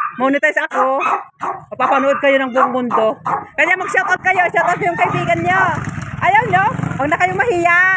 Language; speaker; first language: Filipino; non-native, local second language; Iloko